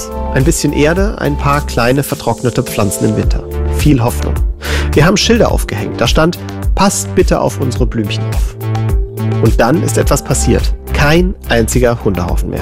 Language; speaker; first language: German; native; German